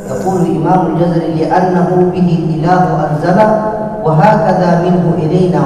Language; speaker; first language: Arabic; native; Arabic